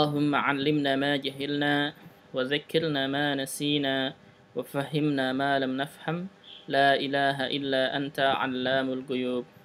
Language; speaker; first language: Arabic; non-native, fluent; Indonesian